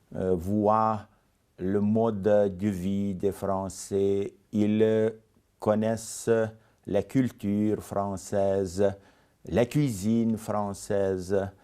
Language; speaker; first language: French; non-native, fluent; Lithuanian